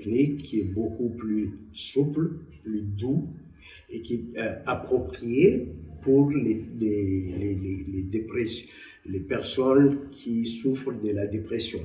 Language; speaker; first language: French; non-native, local second language; Malagasy